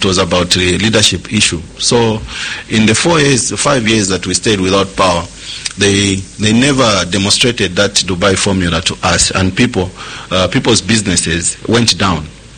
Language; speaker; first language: English; non-native, local second language; Nyanja